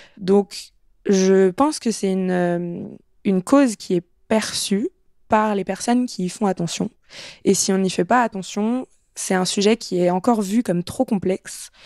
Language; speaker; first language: French; native; French